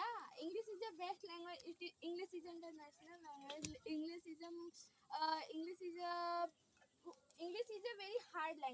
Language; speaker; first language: English; non-native, learner; Hindi